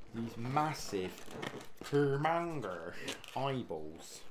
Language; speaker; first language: English; native; English